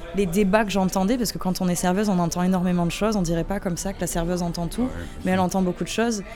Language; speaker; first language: French; native; French